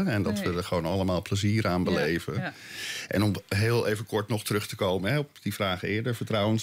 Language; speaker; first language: Dutch; native; Dutch